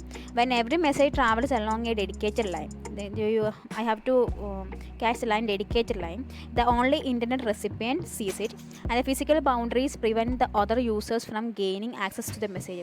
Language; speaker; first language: English; non-native, local second language; Malayalam